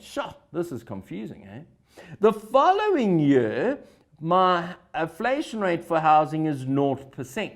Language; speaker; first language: English; native; English